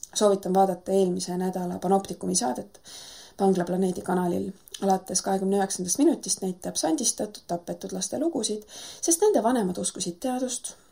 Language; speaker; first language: Estonian; native; Estonian